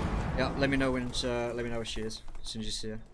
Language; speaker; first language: English; native; English